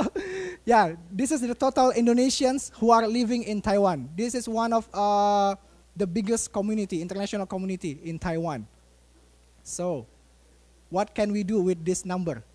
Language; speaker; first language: English; non-native, fluent; Indonesian